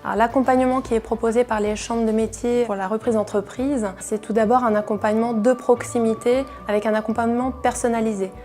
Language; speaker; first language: French; native; French